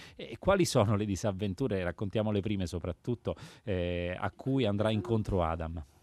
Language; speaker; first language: Italian; native; Italian